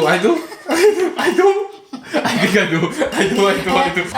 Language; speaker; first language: English; non-native, learner; Spanish